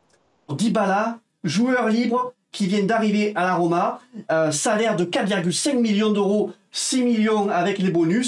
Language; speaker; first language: French; native; French